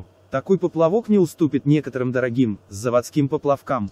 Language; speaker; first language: Russian; native; Russian